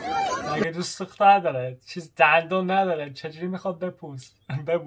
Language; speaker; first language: Persian; early bilingual, heritage; Persian